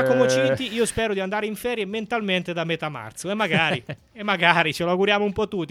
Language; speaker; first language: Italian; native; Italian